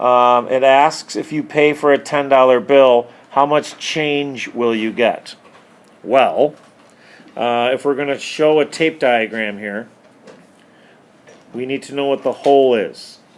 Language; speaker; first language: English; native; English